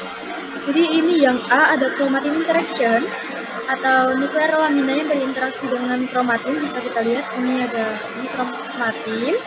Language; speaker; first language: Indonesian; native; Indonesian